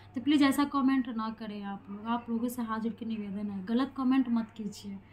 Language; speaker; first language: Hindi; native; Hindi